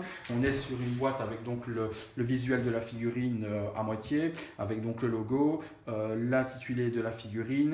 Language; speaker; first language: French; native; French